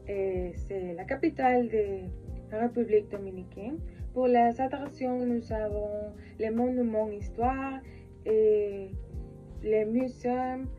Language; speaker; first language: French; non-native, learner; Spanish